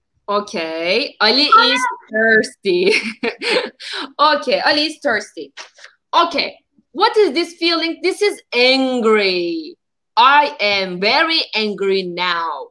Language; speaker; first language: English; non-native, fluent; Turkish